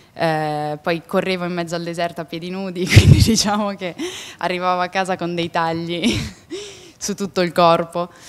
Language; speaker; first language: Italian; native; Italian